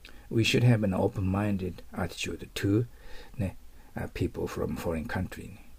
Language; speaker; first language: English; non-native, fluent; Japanese